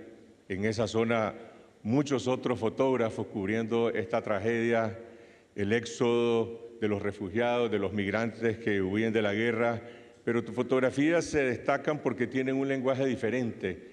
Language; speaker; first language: Spanish; native; Spanish